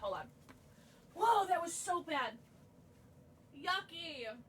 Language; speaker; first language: English; native; English